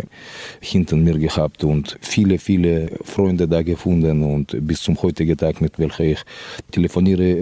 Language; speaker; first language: German; non-native, fluent; Russian